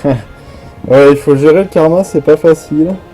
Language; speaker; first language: French; native; French